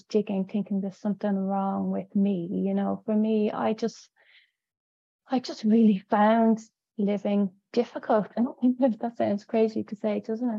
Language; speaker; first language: English; native; English